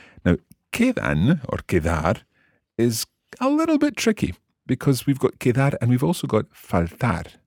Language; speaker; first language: English; native; English